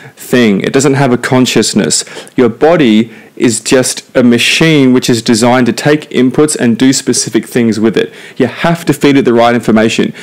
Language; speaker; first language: English; native; English